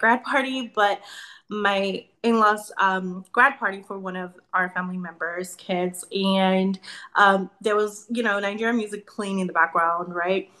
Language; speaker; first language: English; native; English